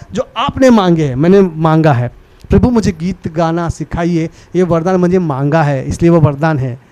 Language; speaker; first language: Hindi; non-native, local second language; Marathi